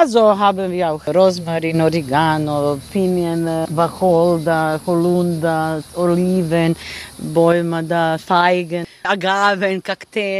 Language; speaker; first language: German; non-native, learner; Croatian